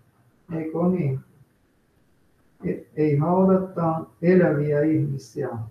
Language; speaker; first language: Finnish; non-native, fluent; Russian